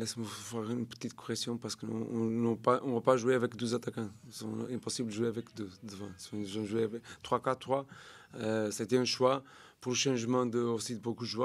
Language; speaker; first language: French; non-native, learner; Portuguese